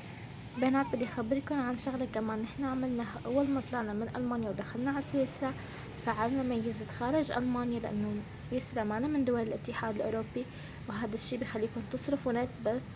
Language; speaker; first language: Arabic; native; Arabic